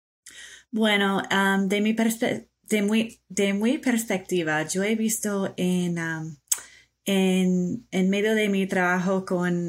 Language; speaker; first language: Spanish; non-native, fluent; English